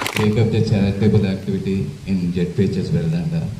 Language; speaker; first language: English; non-native, local second language; Telugu